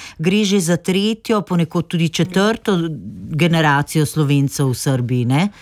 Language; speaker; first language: Slovenian; native; Slovenian